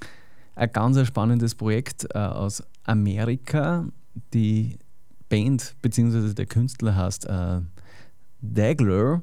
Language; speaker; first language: German; native; German